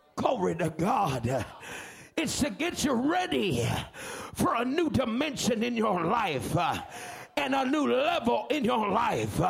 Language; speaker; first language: English; native; English